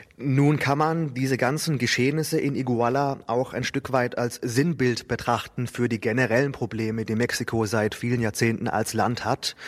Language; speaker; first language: German; native; German